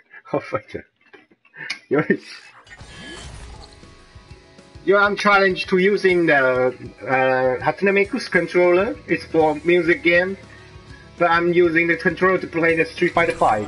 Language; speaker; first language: English; non-native, learner; Chinese